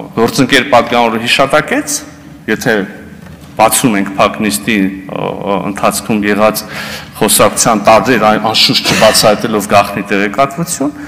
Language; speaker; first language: Armenian; native; Armenian